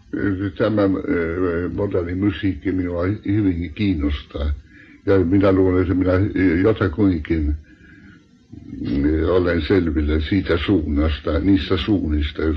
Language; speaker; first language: Finnish; non-native, local second language; Swedish